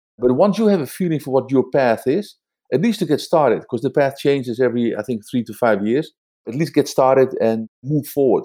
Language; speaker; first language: English; non-native, fluent; Dutch